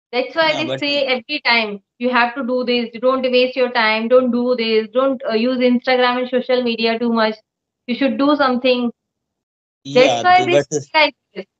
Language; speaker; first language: English; non-native, local second language; Hindi